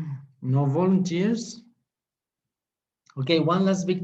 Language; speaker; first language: English; non-native, fluent; Spanish